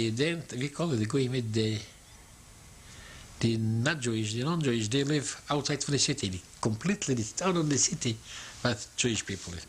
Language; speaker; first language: English; non-native, learner; Yiddish